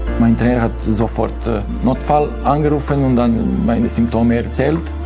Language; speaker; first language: German; non-native, fluent; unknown